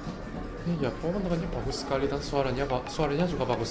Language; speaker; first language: Indonesian; non-native, learner; Korean